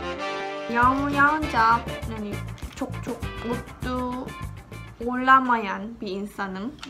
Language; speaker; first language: Turkish; non-native, fluent; Korean